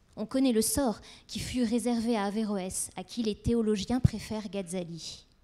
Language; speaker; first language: French; native; French